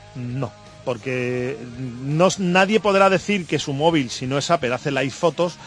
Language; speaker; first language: Spanish; native; Spanish